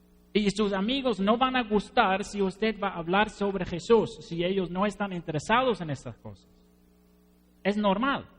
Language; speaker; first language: Spanish; non-native, fluent; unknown